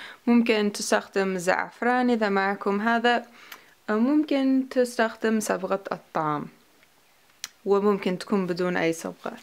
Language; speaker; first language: Arabic; non-native, learner; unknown